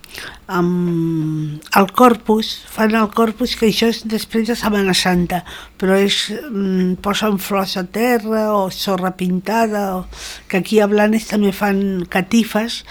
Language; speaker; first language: Catalan; non-native, local second language; Spanish